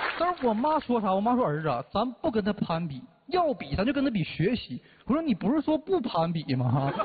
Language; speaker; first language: Chinese; native; Chinese